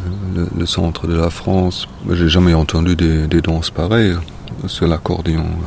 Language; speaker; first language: French; non-native, fluent; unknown